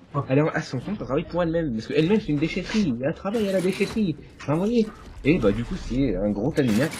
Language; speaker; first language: French; native; French